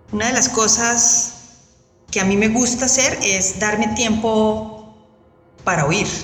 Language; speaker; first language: Spanish; native; Spanish